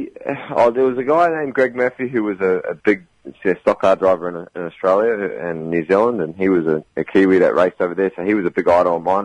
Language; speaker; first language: English; native; English